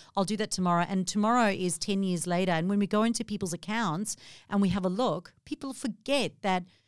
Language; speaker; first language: English; native; English